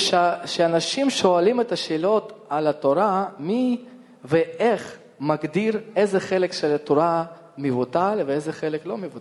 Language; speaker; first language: Hebrew; non-native, fluent; Russian